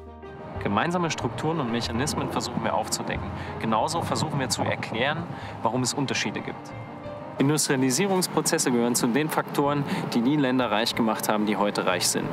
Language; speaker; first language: German; native; German